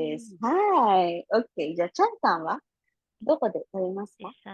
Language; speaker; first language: Japanese; non-native, fluent; Filipino